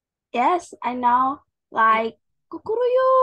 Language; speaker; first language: English; non-native, learner; Indonesian